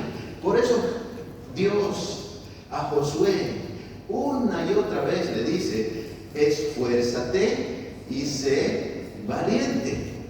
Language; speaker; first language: Spanish; native; Spanish